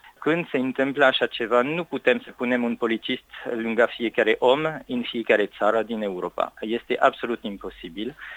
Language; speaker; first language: Romanian; non-native, fluent; French